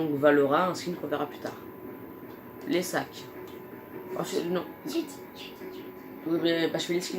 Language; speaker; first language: French; native; French